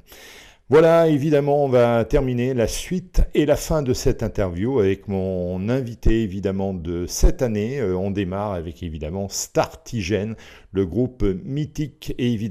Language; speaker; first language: French; native; French